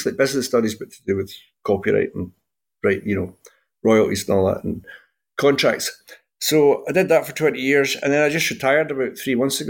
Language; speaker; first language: English; native; English